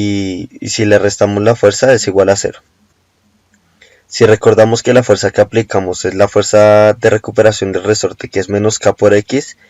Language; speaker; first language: Spanish; native; Spanish